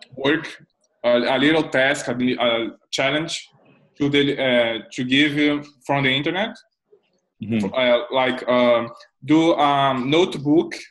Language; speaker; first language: English; non-native, learner; Portuguese